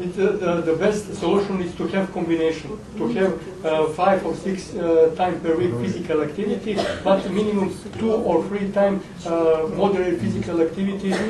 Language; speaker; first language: English; non-native, fluent; Serbian